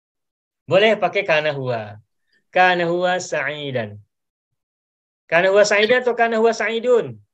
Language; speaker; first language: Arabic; non-native, fluent; Indonesian